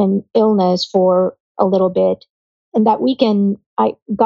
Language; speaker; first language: English; non-native, local second language; Gujarati